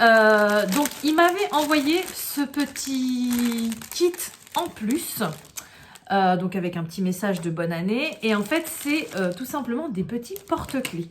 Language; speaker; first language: French; native; French